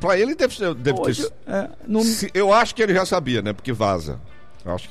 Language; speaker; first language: Portuguese; native; Portuguese